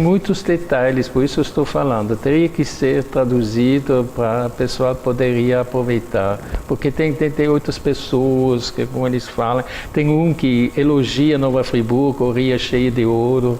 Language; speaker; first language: Portuguese; non-native, fluent; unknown